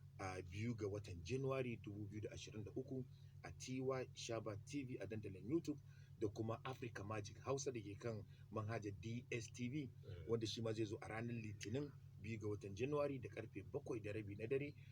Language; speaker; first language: Hausa; native; Hausa